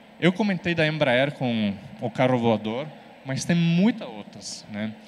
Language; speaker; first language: Portuguese; non-native, fluent; Italian